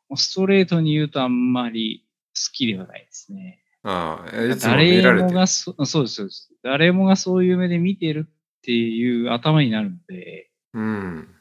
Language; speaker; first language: Japanese; native; Japanese